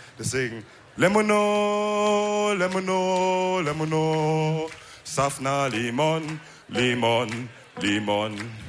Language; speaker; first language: German; early bilingual, other home language; Wolof